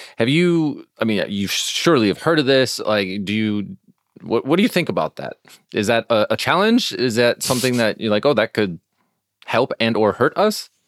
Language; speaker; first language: English; native; English